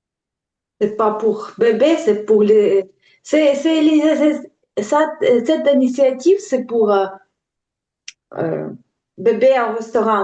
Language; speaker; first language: French; non-native, learner; Ukrainian